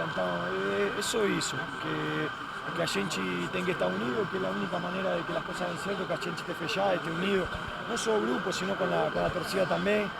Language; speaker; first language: Portuguese; non-native, fluent; Spanish